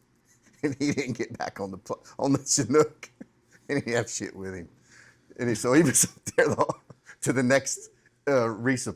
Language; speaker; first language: English; native; English